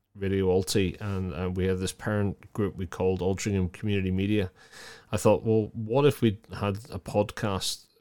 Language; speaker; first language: English; native; English